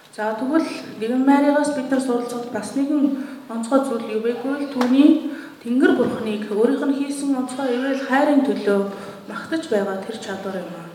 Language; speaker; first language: Mongolian; native; Mongolian